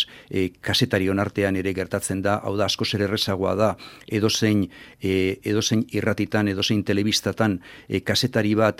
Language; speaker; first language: Basque; native; Basque